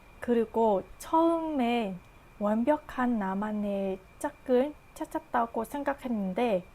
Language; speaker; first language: Korean; non-native, learner; Vietnamese